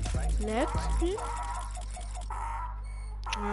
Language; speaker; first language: German; native; German